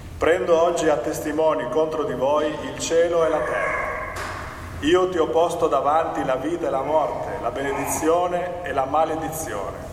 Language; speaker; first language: Italian; native; Italian